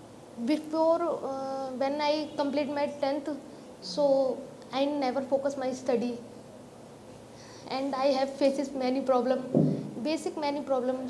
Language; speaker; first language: English; non-native, learner; Hindi